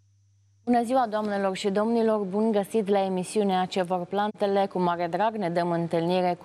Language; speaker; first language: Romanian; native; Romanian